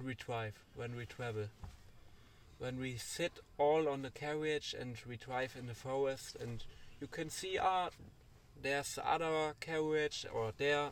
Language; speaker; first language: English; non-native, learner; German